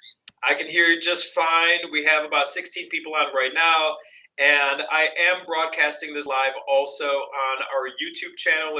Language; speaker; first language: English; native; English